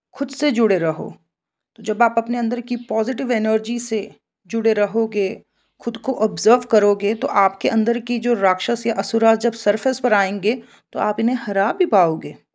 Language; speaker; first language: Hindi; native; Hindi